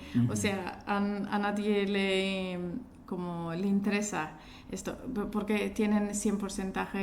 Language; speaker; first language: Spanish; non-native, fluent; Azerbaijani